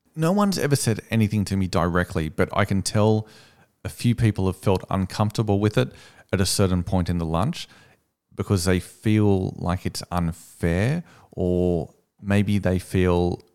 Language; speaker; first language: English; native; English